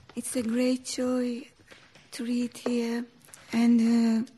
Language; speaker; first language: English; non-native, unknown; Persian